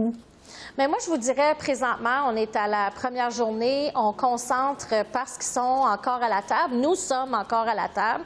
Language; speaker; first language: French; native; French